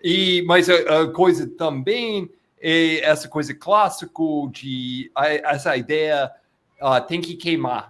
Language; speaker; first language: Portuguese; non-native, fluent; English